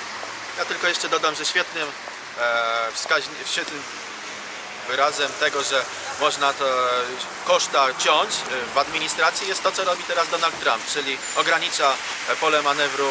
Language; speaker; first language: Polish; native; Polish